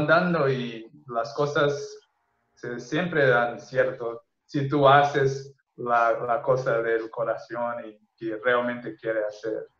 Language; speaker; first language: Spanish; non-native, fluent; Portuguese